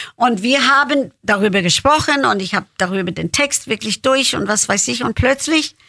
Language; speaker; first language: German; non-native, fluent; English